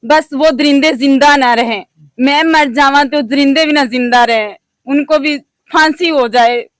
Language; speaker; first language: Urdu; non-native, local second language; Punjabi